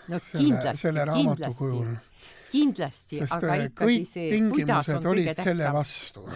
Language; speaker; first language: Estonian; non-native, local second language; Russian